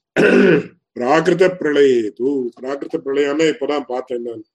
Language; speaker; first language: English; non-native, local second language; Tamil